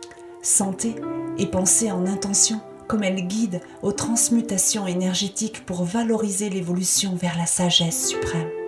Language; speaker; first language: French; native; French